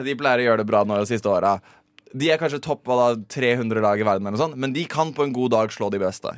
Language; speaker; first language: Norwegian; native; Norwegian